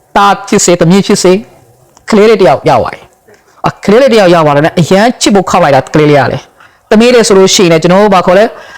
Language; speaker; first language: Burmese; non-native, local second language; Rohingya